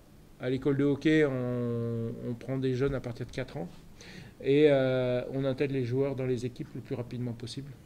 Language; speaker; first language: French; native; French